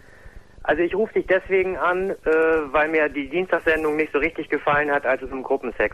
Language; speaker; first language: German; native; German